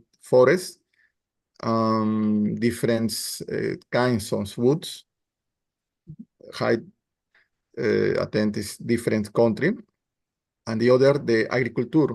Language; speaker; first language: English; non-native, learner; Spanish